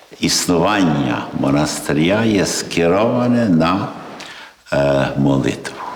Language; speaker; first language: Ukrainian; early bilingual, heritage; Ukrainian